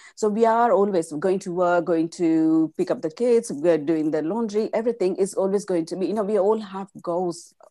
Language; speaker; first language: English; non-native, local second language; Gujarati